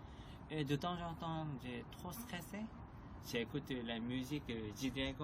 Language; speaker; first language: French; non-native, learner; Korean